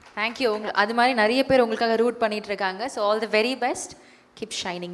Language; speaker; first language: Tamil; native; Tamil